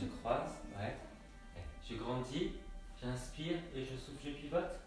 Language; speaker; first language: French; native; French